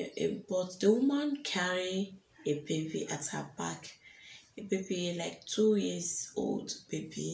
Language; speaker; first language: English; non-native, local second language; French